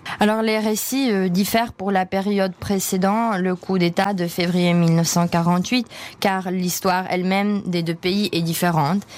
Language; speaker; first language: French; non-native, fluent; Czech